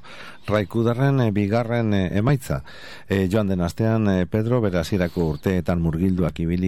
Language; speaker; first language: Basque; native; Basque